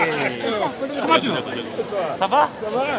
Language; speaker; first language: French; non-native, local second language; Wolof